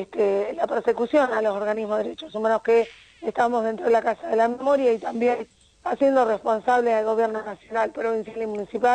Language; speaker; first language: Spanish; native; Spanish